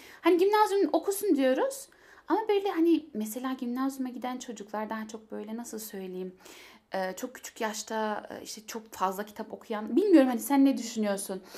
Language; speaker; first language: Turkish; early bilingual, heritage; Turkish